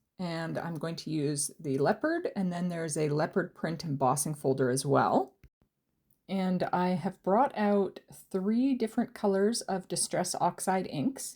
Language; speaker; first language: English; native; English